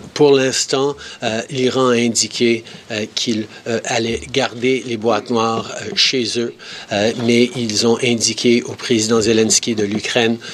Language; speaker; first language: French; native; French